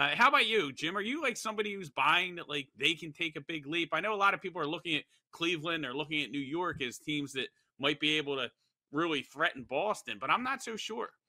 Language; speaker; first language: English; native; English